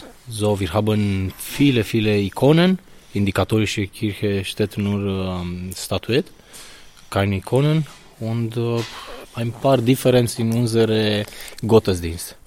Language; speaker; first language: German; non-native, learner; Romanian